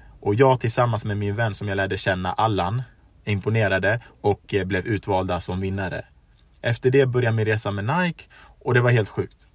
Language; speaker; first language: Swedish; early bilingual, other home language; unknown